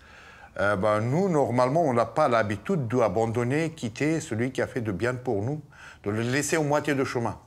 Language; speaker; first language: French; non-native, fluent; Persian